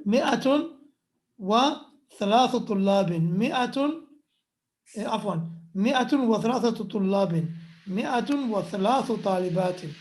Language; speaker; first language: Arabic; non-native, fluent; English